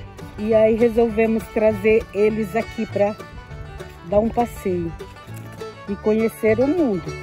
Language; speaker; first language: Portuguese; native; Portuguese